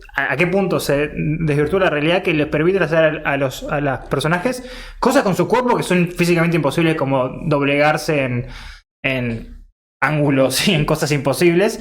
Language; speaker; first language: Spanish; native; Spanish